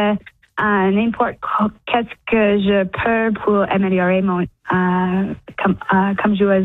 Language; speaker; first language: French; non-native, local second language; English